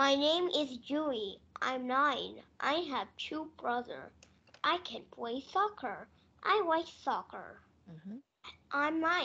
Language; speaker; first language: English; non-native, learner; Vietnamese